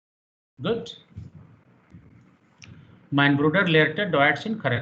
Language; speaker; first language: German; non-native, fluent; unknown